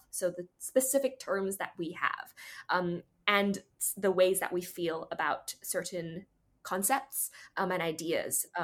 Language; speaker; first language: English; native; English